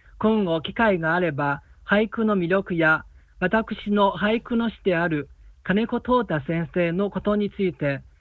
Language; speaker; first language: Japanese; non-native, fluent; Chinese